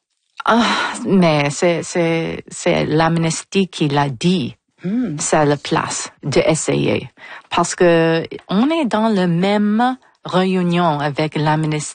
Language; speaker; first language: French; non-native, local second language; English